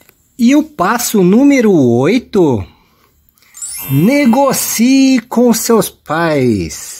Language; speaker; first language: Portuguese; native; Portuguese